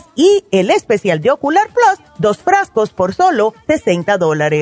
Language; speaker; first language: Spanish; native; Spanish